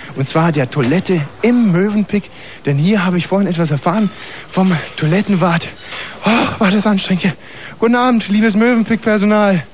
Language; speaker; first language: German; native; German